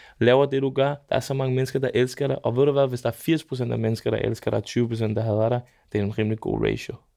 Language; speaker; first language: Danish; early bilingual, other home language; Serbian